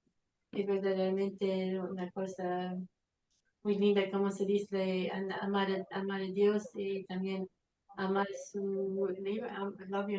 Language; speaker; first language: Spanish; non-native, fluent; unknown